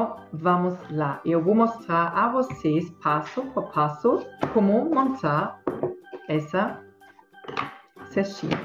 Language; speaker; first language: Portuguese; non-native, fluent; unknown